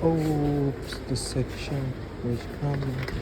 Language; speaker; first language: English; non-native, local second language; Hindi